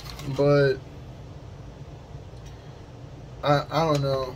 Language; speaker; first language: English; native; English